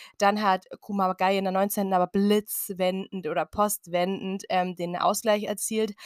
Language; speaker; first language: German; native; German